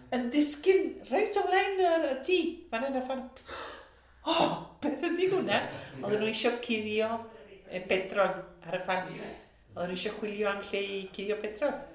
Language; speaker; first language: Welsh; early bilingual, heritage; Welsh